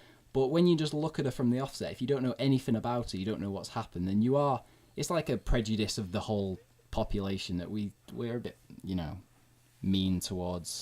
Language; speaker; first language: English; native; English